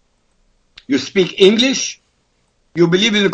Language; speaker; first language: English; non-native, fluent; Arabic